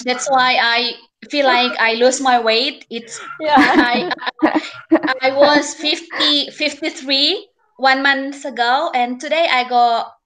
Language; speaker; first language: English; non-native, fluent; Indonesian